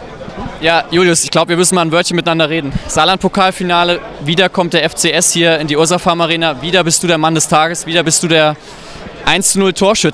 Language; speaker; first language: German; native; German